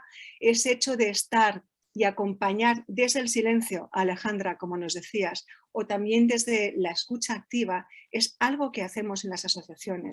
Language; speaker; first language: Spanish; native; Spanish